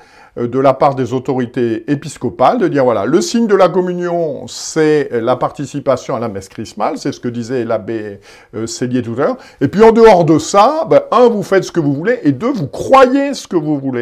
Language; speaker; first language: French; native; French